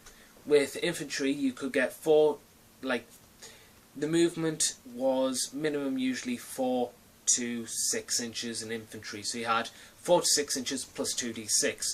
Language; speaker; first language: English; native; English